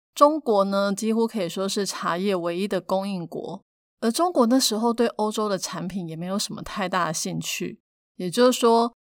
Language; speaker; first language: Chinese; native; Chinese